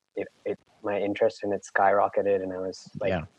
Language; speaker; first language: English; non-native, local second language; Hindi